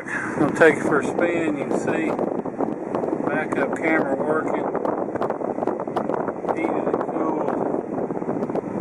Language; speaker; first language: English; native; English